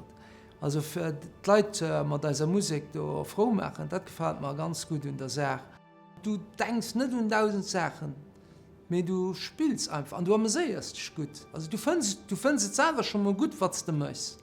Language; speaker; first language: German; non-native, local second language; Luxembourgish